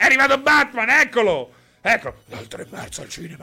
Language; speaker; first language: Italian; native; Italian